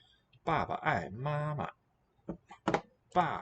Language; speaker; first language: Chinese; non-native, learner; English